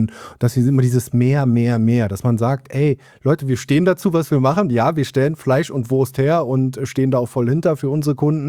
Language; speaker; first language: German; native; German